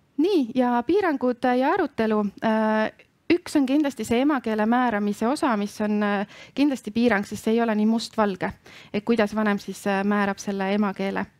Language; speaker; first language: Estonian; native; Estonian